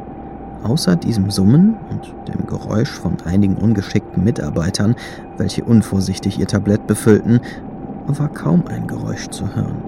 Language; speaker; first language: German; native; German